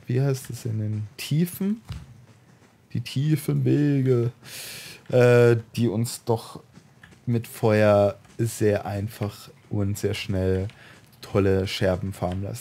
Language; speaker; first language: German; native; German